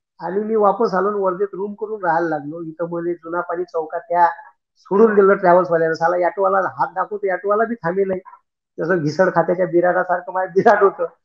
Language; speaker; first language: Marathi; native; Marathi